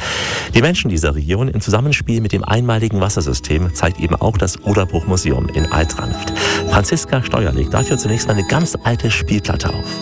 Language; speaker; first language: German; native; German